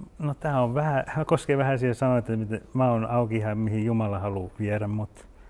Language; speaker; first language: Finnish; early bilingual, heritage; Finnish